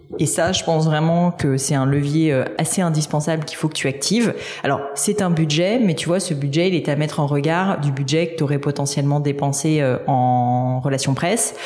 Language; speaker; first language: French; native; French